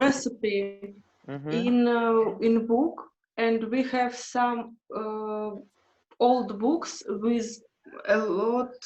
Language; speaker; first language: English; non-native, learner; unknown